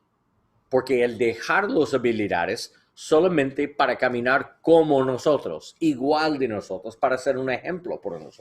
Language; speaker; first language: Spanish; non-native, learner; English